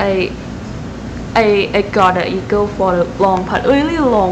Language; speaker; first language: English; non-native, learner; Thai